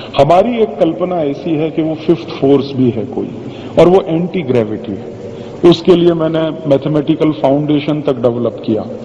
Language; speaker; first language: Hindi; native; Hindi